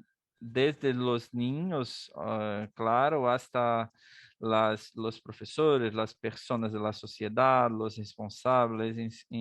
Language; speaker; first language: Spanish; non-native, learner; Portuguese